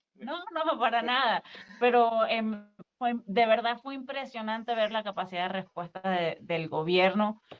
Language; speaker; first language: Spanish; native; Spanish